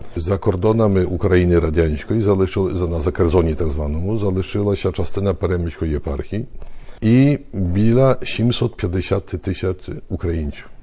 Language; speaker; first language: Ukrainian; early bilingual, heritage; Ukrainian